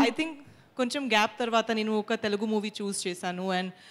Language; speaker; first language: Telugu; non-native, learner; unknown